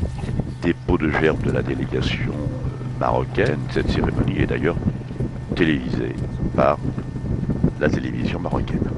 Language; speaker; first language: French; native; French